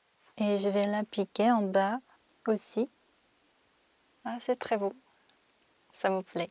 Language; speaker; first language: French; non-native, fluent; Korean